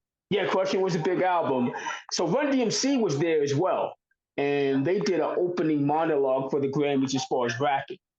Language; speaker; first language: English; native; English